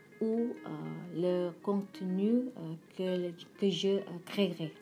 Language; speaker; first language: French; non-native, learner; Indonesian